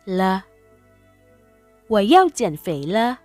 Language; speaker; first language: Chinese; non-native, fluent; Thai